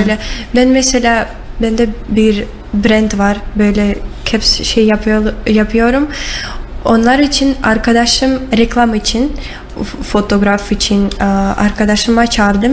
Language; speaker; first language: Turkish; non-native, learner; Russian